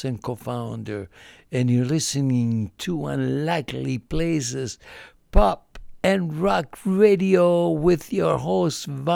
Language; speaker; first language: English; non-native, fluent; Italian